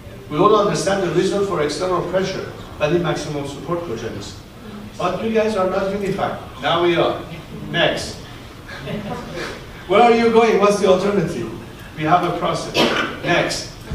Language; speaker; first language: English; non-native, fluent; Persian